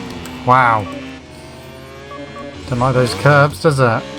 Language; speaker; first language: English; native; English